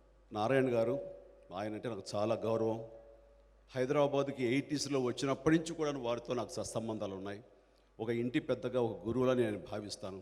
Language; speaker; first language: Telugu; native; Telugu